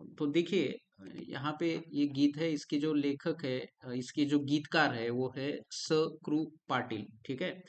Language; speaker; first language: Hindi; non-native, local second language; Marathi